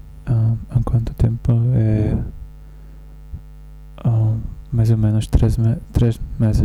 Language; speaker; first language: Portuguese; non-native, learner; Czech